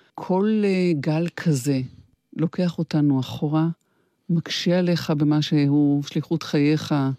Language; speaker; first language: Hebrew; native; Hebrew